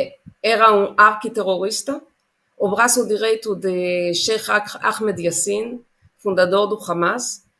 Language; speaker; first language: Portuguese; non-native, fluent; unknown